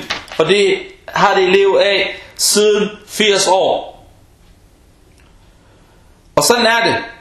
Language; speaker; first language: Danish; early bilingual, other home language; Arabic